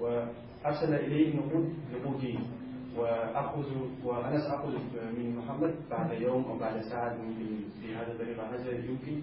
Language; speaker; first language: Arabic; non-native, learner; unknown